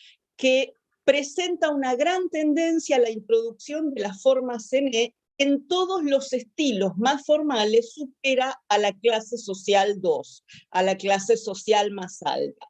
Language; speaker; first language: Spanish; native; Spanish